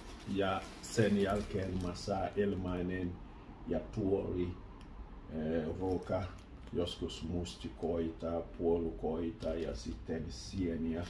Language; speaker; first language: Finnish; non-native, learner; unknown